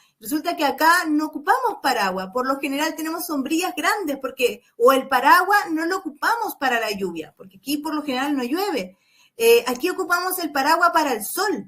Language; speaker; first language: Spanish; native; Spanish